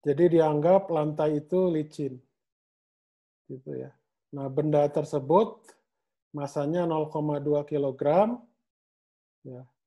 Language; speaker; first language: Indonesian; native; Indonesian